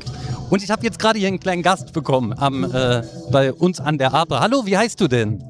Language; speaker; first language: German; native; German